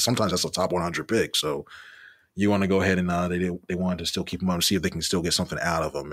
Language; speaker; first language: English; native; English